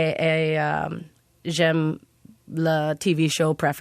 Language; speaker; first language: French; non-native, learner; English